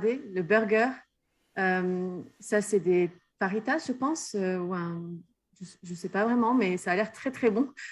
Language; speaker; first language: French; native; French